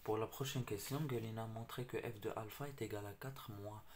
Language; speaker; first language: French; non-native, local second language; Arabic